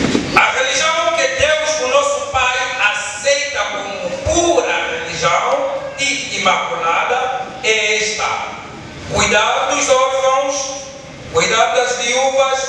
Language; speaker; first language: Portuguese; non-native, fluent; Lingala